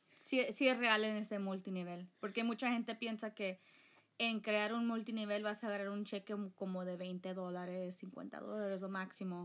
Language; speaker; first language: Spanish; early bilingual, heritage; Spanish